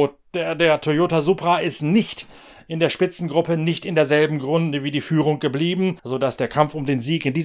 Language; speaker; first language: German; native; German